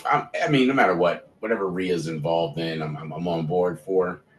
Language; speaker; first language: English; native; English